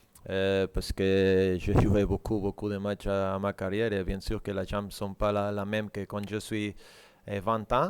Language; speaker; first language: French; non-native, learner; Spanish